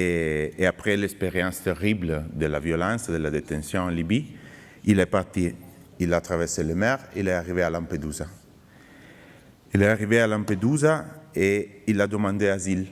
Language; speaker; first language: French; non-native, fluent; Italian